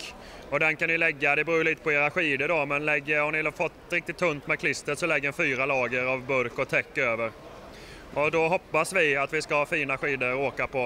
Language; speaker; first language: Swedish; native; Swedish